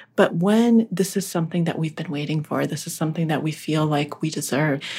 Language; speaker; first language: English; early bilingual, other home language; Russian